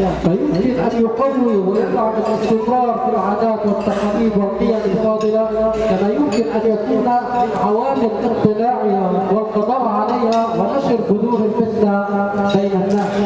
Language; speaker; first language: Arabic; native; Arabic